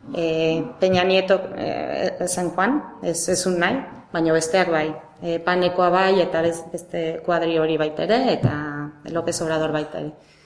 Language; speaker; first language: Basque; non-native, local second language; Spanish